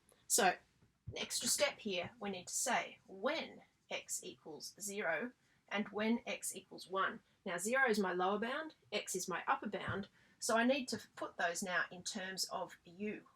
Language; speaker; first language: English; native; English